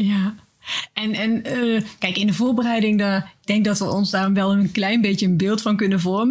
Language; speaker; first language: Dutch; native; Dutch